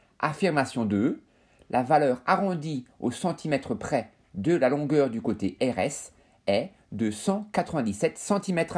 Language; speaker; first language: French; native; French